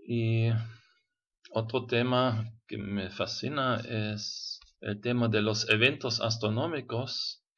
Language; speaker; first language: Spanish; non-native, fluent; German